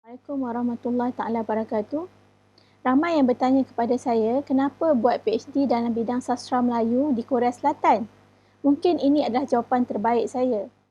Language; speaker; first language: Malay; native; Malay